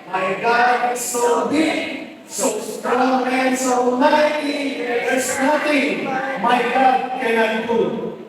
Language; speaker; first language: English; non-native, local second language; Filipino